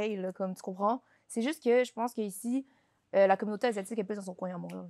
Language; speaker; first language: French; native; French